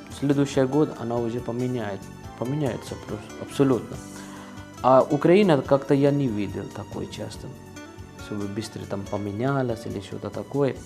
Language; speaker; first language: Russian; non-native, learner; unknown